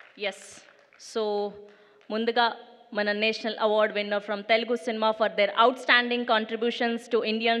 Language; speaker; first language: Telugu; native; Telugu